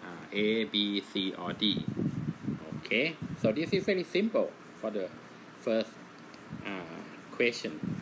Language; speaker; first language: English; non-native, fluent; Thai